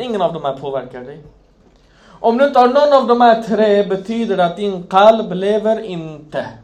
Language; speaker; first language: Swedish; non-native, fluent; Arabic